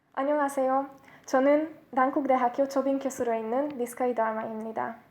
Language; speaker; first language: Korean; non-native, fluent; Hungarian